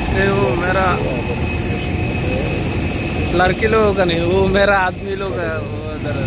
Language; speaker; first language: Hindi; non-native, learner; Bangla